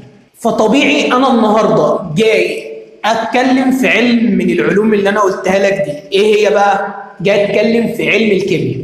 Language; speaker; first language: Arabic; native; Arabic